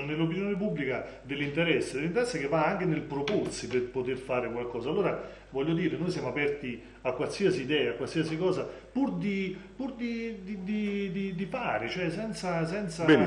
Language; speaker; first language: Italian; native; Italian